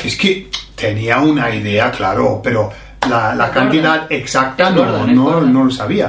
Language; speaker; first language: Spanish; non-native, fluent; English